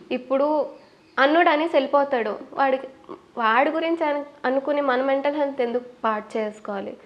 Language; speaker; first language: Telugu; non-native, local second language; Bangla